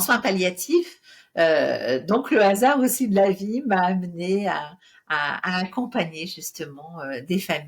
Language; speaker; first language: French; native; French